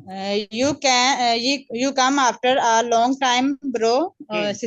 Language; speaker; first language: English; non-native, learner; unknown